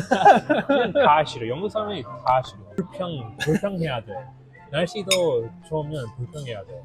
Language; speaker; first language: Korean; non-native, fluent; English